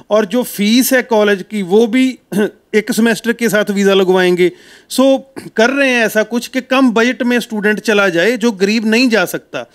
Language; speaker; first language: Hindi; non-native, local second language; Punjabi